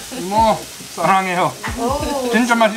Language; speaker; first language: Korean; non-native, learner; English